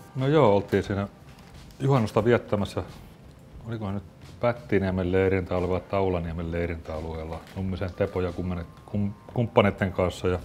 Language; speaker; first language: Finnish; native; Finnish